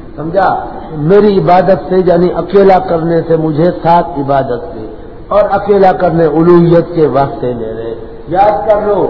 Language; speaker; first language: Urdu; non-native, local second language; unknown